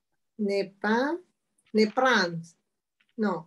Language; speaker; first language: French; non-native, learner; Spanish